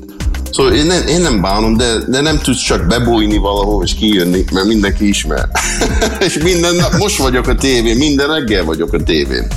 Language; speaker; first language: Hungarian; early bilingual, heritage; English